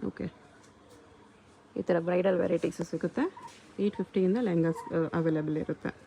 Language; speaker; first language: Kannada; native; Kannada